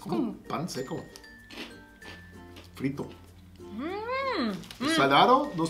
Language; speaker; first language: Spanish; non-native, learner; German